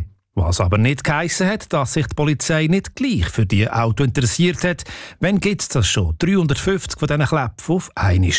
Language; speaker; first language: German; native; German